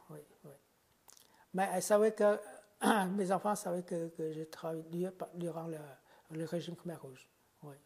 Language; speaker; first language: French; non-native, fluent; Khmer